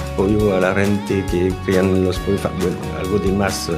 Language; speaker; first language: Spanish; non-native, learner; French